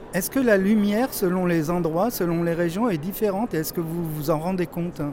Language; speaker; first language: French; native; French